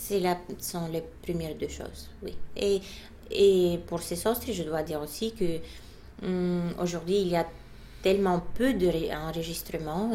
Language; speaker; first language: French; non-native, fluent; Bulgarian